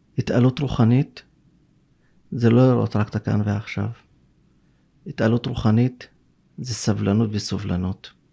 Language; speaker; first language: Hebrew; non-native, local second language; Arabic